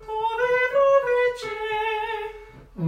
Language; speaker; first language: Italian; non-native, learner; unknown